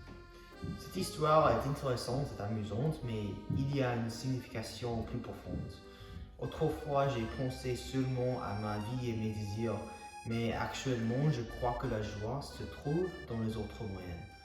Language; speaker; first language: French; non-native, learner; English